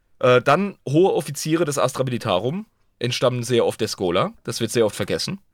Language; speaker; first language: German; native; German